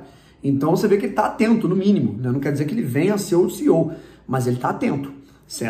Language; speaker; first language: Portuguese; native; Portuguese